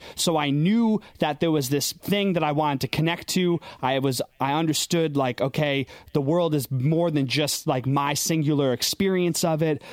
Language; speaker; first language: English; native; English